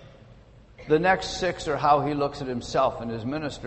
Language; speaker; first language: English; native; English